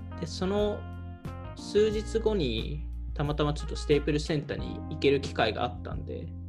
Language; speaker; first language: Japanese; early bilingual, heritage; Japanese